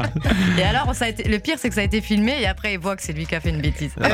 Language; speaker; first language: French; native; French